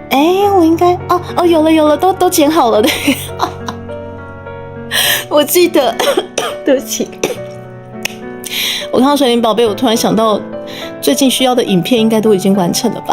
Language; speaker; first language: Chinese; native; Chinese